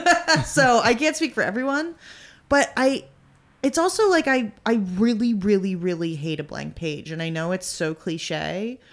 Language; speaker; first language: English; native; English